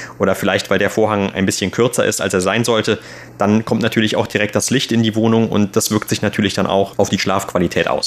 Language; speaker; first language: German; native; German